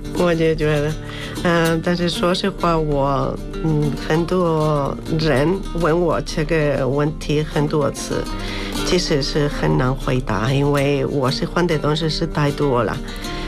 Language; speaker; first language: Chinese; non-native, learner; Spanish